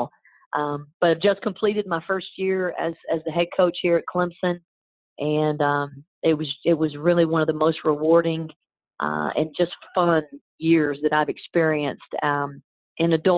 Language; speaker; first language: English; native; English